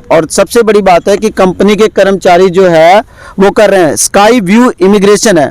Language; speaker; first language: Hindi; native; Hindi